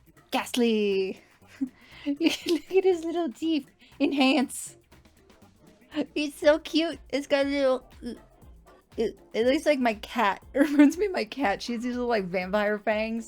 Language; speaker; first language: English; native; English